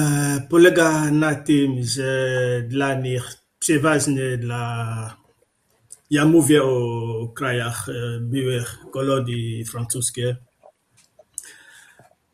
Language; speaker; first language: Polish; non-native, fluent; Lingala